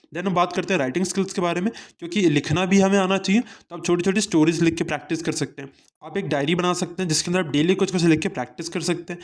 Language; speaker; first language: Hindi; native; Hindi